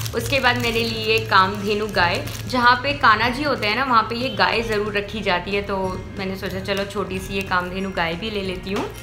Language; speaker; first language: Hindi; native; Hindi